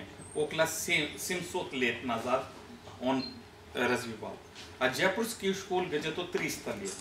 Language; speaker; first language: Russian; non-native, learner; Hindi